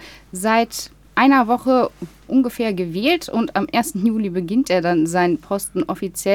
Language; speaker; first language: German; native; German